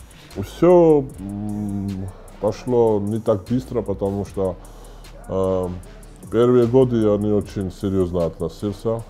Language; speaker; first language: Russian; non-native, fluent; Georgian